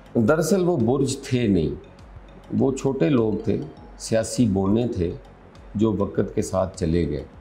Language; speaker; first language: Urdu; non-native, local second language; Punjabi